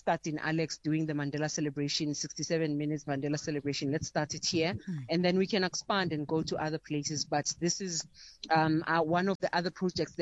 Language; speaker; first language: English; non-native, local second language; Zulu